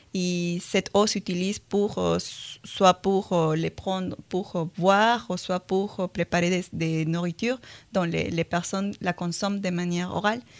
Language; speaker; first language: French; non-native, fluent; Spanish